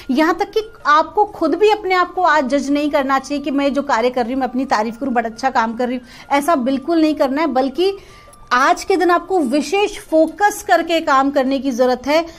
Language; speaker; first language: Hindi; native; Hindi